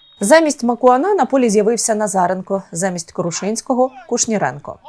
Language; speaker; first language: Ukrainian; native; Ukrainian